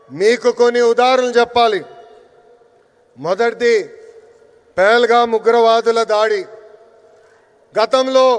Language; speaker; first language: Telugu; native; Telugu